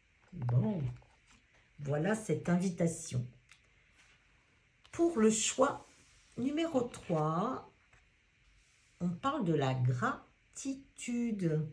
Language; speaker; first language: French; native; French